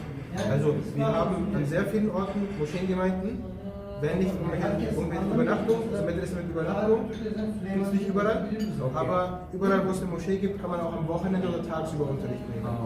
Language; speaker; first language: German; early bilingual, other home language; Turkish